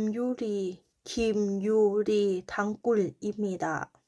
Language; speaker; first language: Korean; non-native, learner; Thai